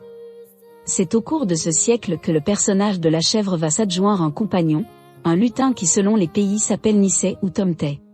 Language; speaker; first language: French; native; French